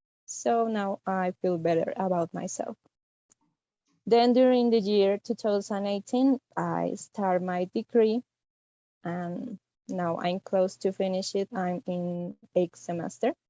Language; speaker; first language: English; non-native, fluent; Spanish